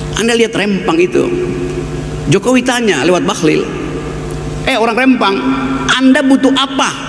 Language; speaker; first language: Indonesian; native; Indonesian